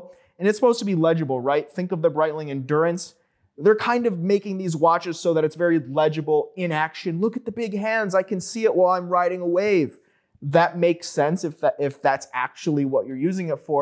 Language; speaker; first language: English; native; English